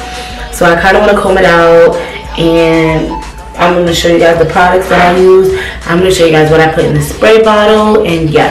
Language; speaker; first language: English; native; English